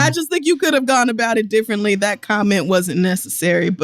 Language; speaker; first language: English; native; English